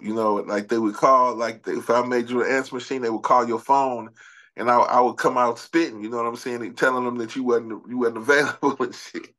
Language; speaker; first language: English; native; English